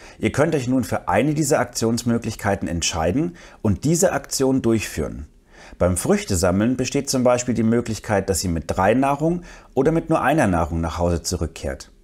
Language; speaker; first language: German; native; German